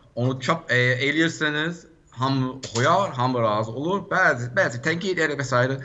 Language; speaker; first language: Azerbaijani; non-native, fluent; German